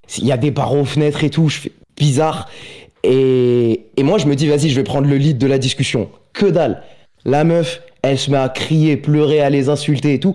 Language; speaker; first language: French; native; French